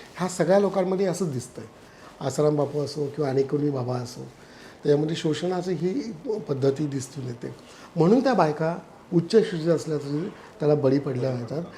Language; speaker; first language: Marathi; native; Marathi